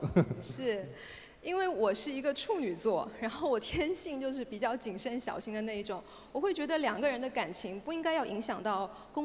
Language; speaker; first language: Chinese; native; Chinese